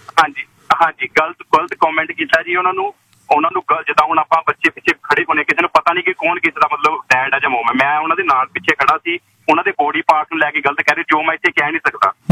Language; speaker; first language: Punjabi; native; Punjabi